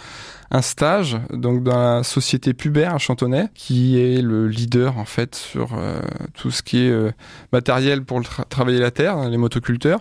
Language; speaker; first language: French; native; French